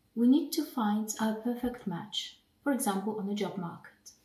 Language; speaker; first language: English; non-native, fluent; Polish